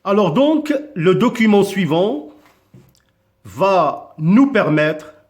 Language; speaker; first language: French; non-native, local second language; Arabic